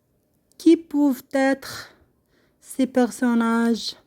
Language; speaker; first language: French; non-native, local second language; Arabic